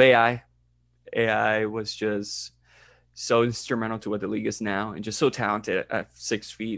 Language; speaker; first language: English; non-native, fluent; Spanish